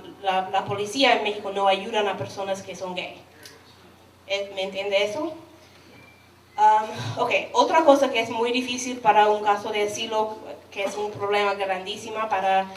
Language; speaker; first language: Spanish; non-native, fluent; English